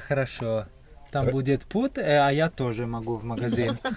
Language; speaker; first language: Russian; non-native, learner; Italian